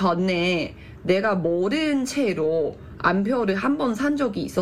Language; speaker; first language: Korean; non-native, fluent; Chinese